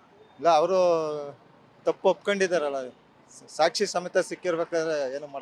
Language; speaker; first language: Kannada; native; Kannada